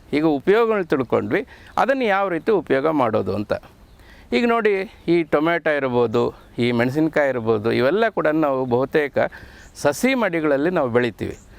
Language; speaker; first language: Kannada; native; Kannada